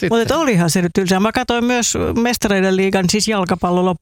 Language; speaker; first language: Finnish; native; Finnish